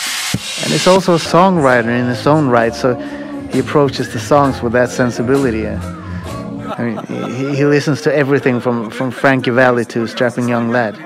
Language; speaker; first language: English; non-native, fluent; Swedish